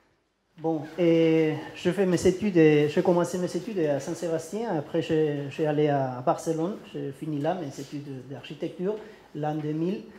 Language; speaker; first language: French; non-native, learner; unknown